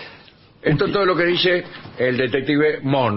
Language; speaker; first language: Spanish; native; Spanish